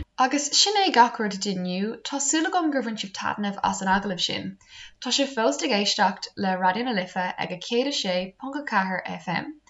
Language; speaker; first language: Irish; non-native, local second language; English